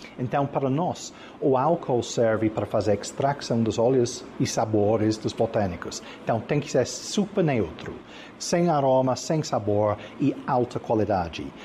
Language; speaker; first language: Portuguese; non-native, fluent; English